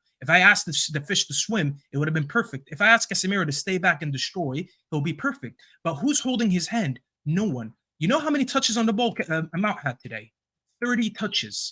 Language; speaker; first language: English; native; English